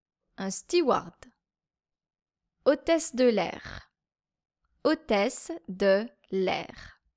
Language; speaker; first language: French; native; French